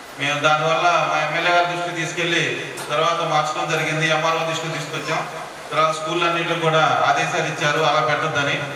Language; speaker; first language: Telugu; native; Telugu